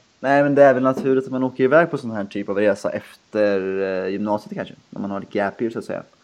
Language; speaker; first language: Swedish; native; Swedish